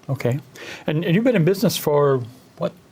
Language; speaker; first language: English; native; English